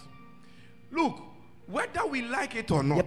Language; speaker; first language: English; non-native, local second language; Akan